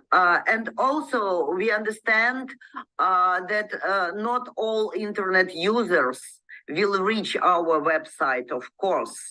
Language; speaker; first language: English; non-native, learner; Ukrainian